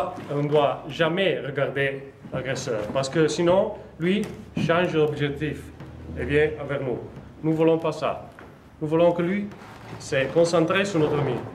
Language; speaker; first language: French; non-native, learner; Russian